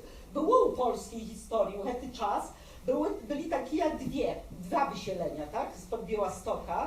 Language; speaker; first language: Polish; non-native, local second language; Belarusian